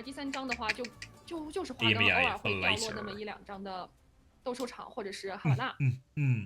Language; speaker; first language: Chinese; native; Chinese